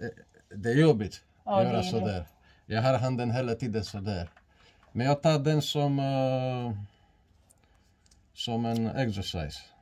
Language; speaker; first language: Swedish; non-native, learner; Romanian